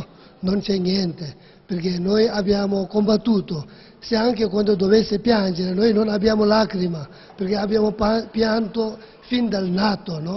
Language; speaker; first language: Italian; non-native, learner; Tibetan